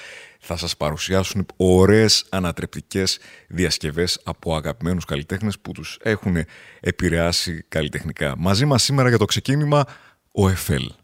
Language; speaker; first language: Greek; native; Greek